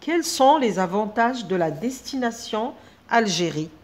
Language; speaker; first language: French; non-native, local second language; Arabic